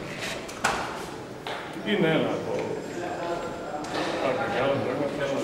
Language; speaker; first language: Greek; non-native, fluent; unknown